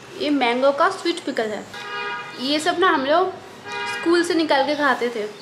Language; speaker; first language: Hindi; non-native, local second language; Bangla